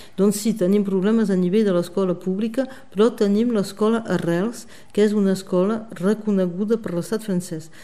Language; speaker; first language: Catalan; native; Catalan